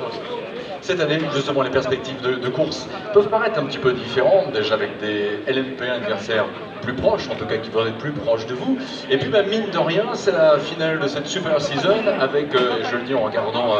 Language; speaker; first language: French; native; French